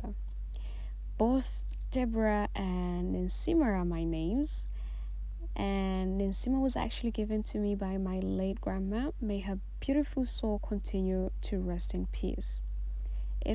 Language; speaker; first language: English; non-native, local second language; Swahili